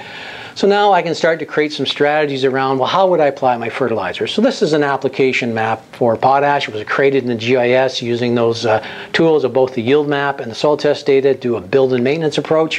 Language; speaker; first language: English; native; English